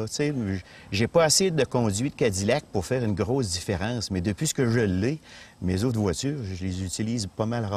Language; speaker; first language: French; native; French